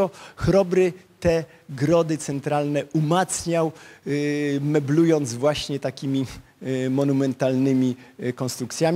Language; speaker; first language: Polish; native; Polish